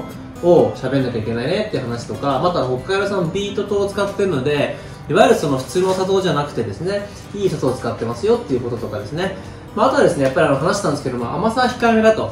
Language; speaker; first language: Japanese; native; Japanese